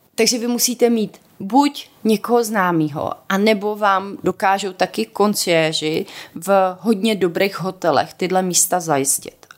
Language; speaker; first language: Czech; native; Czech